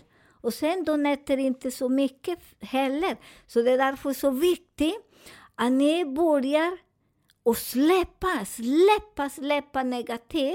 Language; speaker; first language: Swedish; non-native, fluent; Spanish